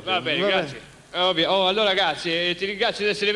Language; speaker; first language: Italian; native; Italian